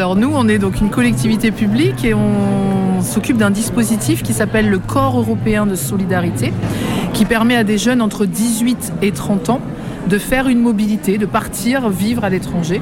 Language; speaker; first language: French; native; French